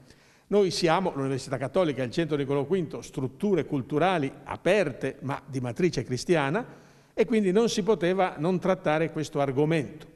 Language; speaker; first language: Italian; native; Italian